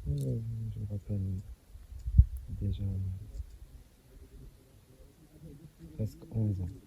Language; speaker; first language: French; non-native, local second language; Arabic